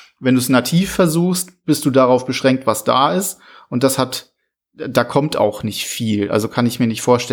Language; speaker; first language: German; native; German